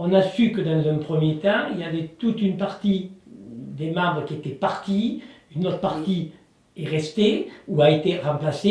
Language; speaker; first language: French; native; French